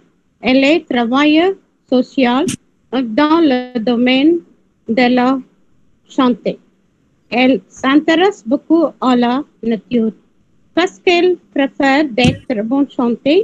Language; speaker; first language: French; non-native, learner; Tamil